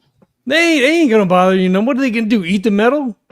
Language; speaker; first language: English; native; English